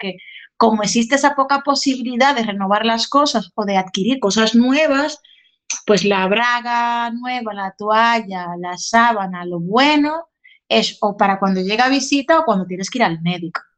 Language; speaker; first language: Spanish; native; Spanish